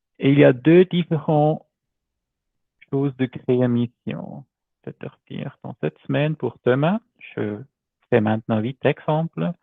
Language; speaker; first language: French; non-native, learner; German